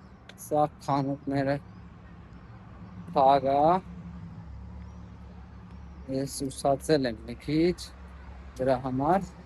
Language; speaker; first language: Armenian; non-native, learner; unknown